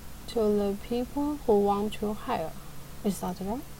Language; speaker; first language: English; non-native, learner; Chinese